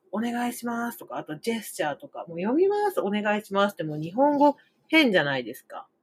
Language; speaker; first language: Japanese; native; Japanese